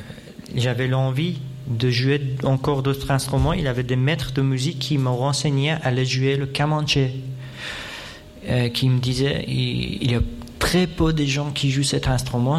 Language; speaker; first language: French; non-native, fluent; Persian